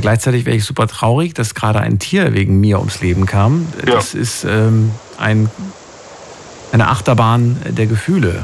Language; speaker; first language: German; native; German